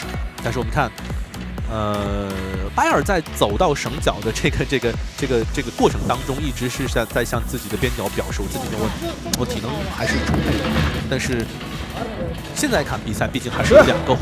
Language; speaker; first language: Chinese; native; Chinese